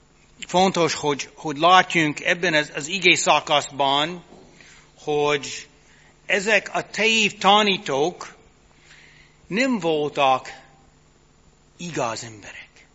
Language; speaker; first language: Hungarian; non-native, fluent; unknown